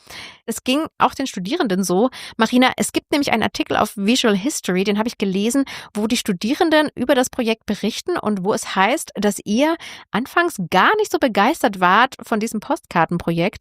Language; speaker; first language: German; native; German